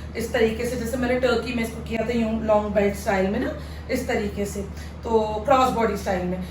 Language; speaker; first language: Urdu; native; Urdu